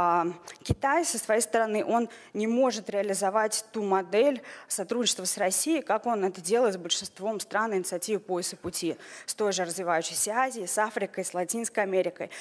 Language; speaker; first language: Russian; native; Russian